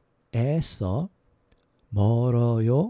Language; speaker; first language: Korean; non-native, fluent; English